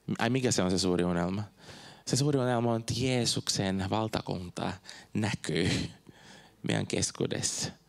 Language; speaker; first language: Finnish; non-native, fluent; Portuguese